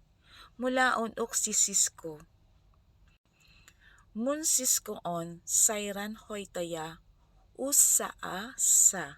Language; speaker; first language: Finnish; non-native, learner; Filipino